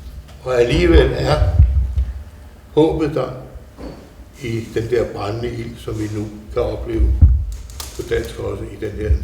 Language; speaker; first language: Danish; native; Danish